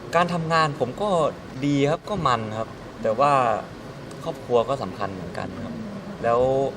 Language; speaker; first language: Thai; native; Thai